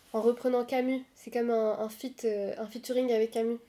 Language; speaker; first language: French; non-native, local second language; Arabic